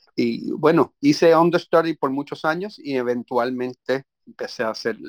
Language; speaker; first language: Spanish; native; Spanish